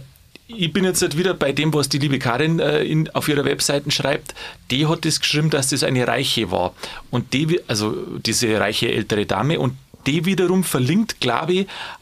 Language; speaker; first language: German; native; German